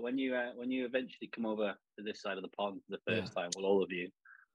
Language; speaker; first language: English; native; English